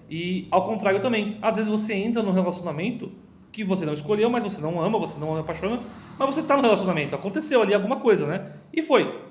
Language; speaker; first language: Portuguese; native; Portuguese